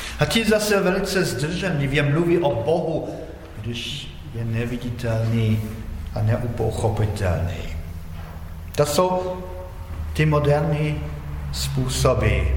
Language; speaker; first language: Czech; non-native, fluent; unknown